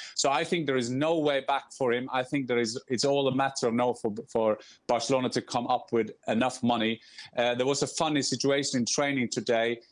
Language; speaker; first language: English; non-native, fluent; Norwegian